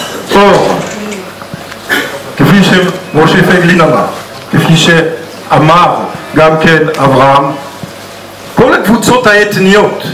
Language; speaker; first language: Hebrew; non-native, fluent; French